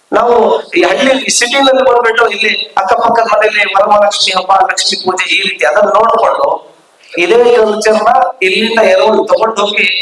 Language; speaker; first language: Kannada; non-native, local second language; Lambadi